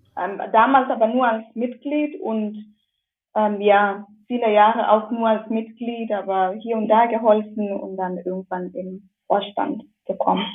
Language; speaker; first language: German; non-native, fluent; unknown